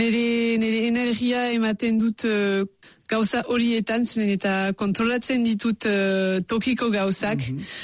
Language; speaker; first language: Basque; non-native, local second language; French